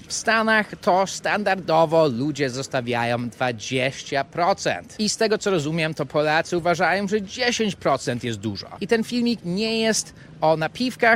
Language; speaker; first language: Polish; non-native, fluent; English